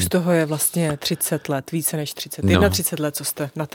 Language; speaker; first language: Czech; native; Czech